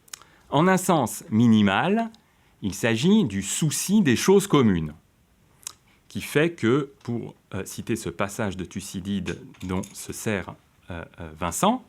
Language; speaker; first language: French; native; French